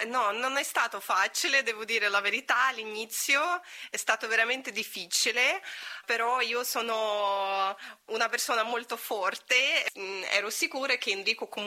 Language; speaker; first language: Italian; non-native, fluent; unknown